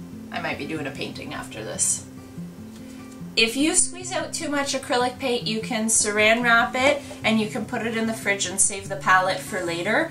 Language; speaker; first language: English; native; English